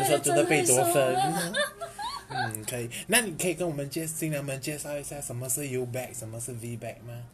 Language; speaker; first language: Chinese; native; Chinese